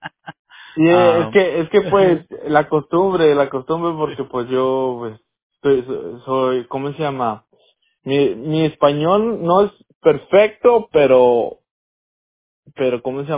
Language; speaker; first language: Spanish; early bilingual, heritage; Spanish